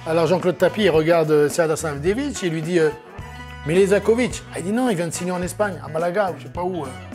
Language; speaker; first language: French; native; French